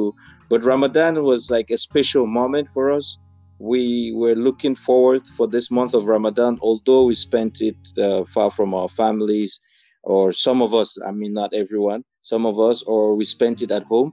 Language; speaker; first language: English; non-native, local second language; Fula